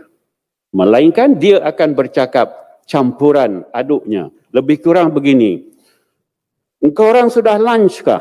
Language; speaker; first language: Malay; native; Malay